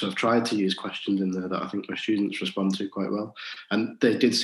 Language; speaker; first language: English; native; English